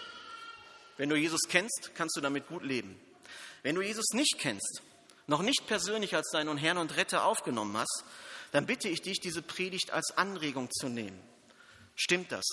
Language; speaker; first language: German; native; German